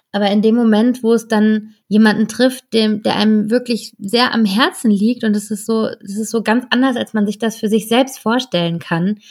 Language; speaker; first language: German; native; German